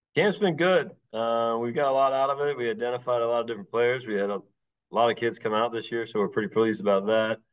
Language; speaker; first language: English; native; English